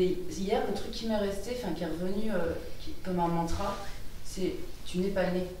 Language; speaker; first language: French; native; French